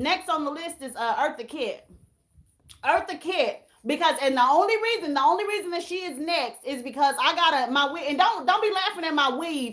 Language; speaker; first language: English; native; English